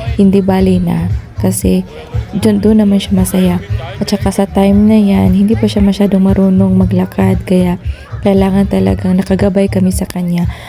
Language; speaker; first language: Filipino; native; Filipino